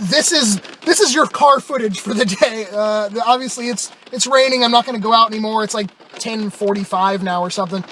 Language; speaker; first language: English; native; English